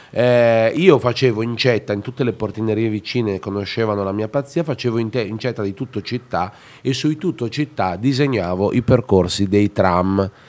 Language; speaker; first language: Italian; native; Italian